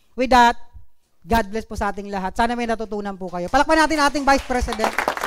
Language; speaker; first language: Filipino; non-native, local second language; Bikol